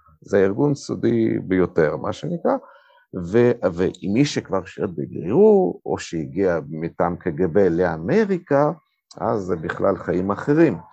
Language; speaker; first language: Hebrew; non-native, fluent; Russian